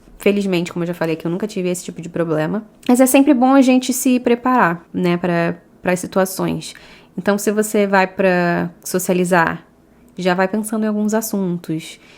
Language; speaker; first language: Portuguese; native; Portuguese